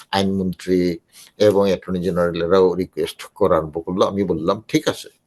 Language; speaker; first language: Bangla; non-native, local second language; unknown